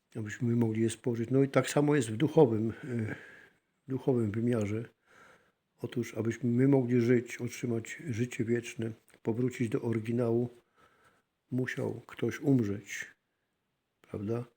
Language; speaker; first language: Polish; native; Polish